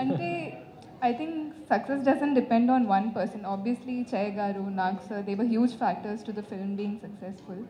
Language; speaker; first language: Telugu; non-native, fluent; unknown